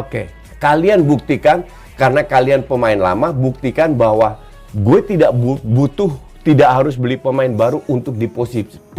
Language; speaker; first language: Indonesian; native; Indonesian